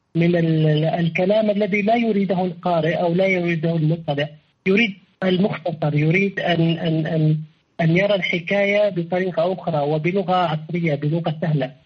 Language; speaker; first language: Arabic; native; Arabic